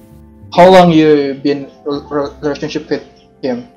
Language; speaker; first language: English; non-native, learner; Indonesian